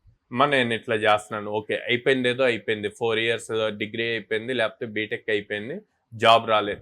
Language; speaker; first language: Telugu; native; Telugu